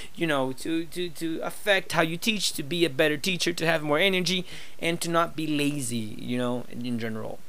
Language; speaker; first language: English; non-native, fluent; Portuguese